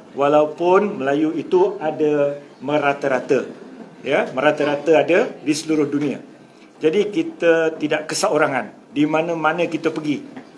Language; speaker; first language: Malay; native; Malay